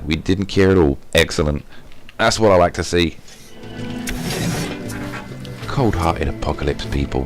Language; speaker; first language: English; native; English